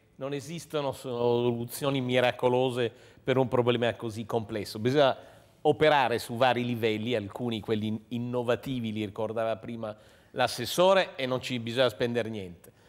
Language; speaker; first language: Italian; native; Italian